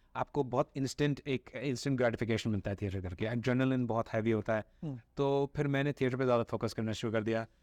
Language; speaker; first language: Urdu; native; Urdu